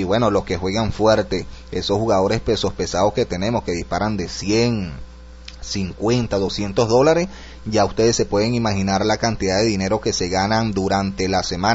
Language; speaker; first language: Spanish; native; Spanish